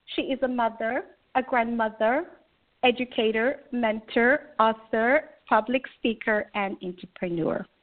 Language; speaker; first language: English; native; English